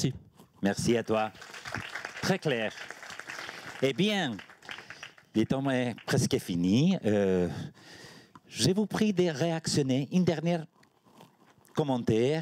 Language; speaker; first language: French; non-native, learner; Spanish